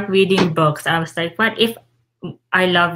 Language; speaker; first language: English; non-native, local second language; Filipino